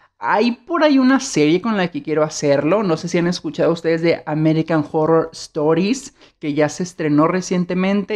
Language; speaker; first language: Spanish; native; Spanish